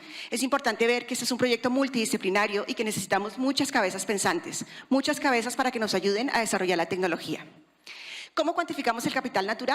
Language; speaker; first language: Spanish; native; Spanish